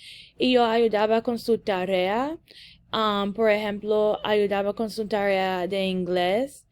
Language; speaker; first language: Spanish; early bilingual, heritage; English